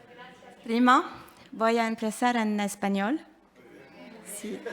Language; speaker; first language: Spanish; non-native, learner; French